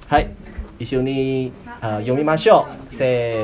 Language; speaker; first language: Japanese; non-native, learner; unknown